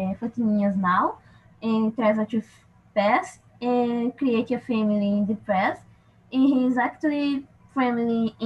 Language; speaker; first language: English; non-native, learner; Portuguese